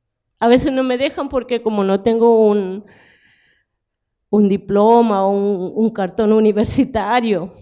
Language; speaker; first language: Spanish; non-native, local second language; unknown